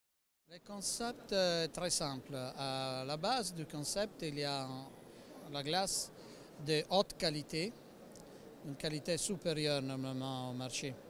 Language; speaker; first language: French; non-native, fluent; Italian